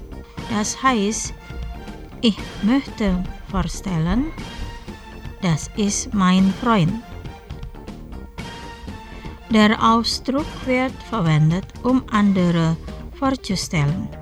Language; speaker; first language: German; non-native, fluent; Indonesian